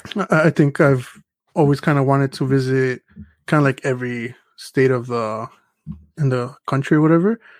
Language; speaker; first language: English; early bilingual, other home language; Spanish